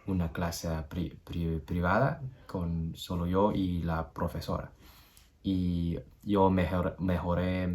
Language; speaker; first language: Spanish; non-native, learner; English